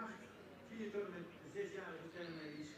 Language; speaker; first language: Dutch; native; Dutch